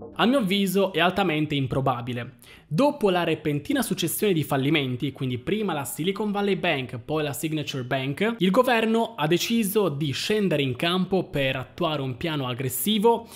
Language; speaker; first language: Italian; native; Italian